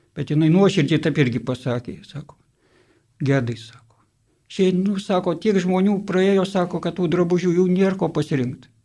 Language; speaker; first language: Lithuanian; native; Lithuanian